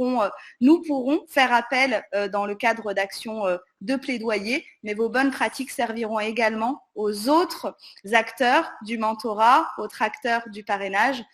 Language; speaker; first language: French; native; French